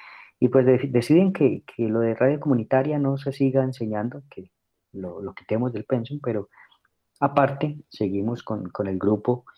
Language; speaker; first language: Spanish; native; Spanish